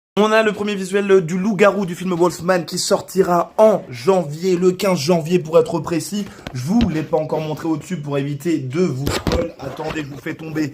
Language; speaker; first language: French; native; French